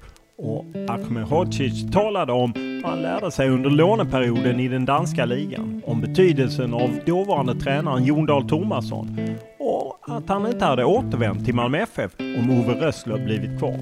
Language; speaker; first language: Swedish; native; Swedish